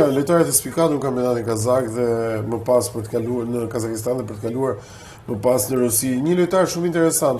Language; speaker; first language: Albanian; native; Albanian